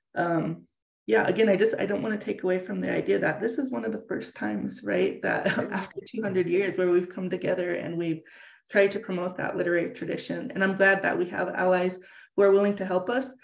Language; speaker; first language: English; native; English